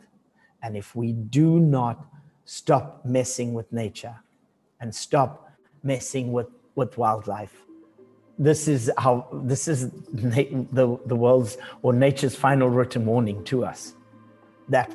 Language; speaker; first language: English; non-native, local second language; Zulu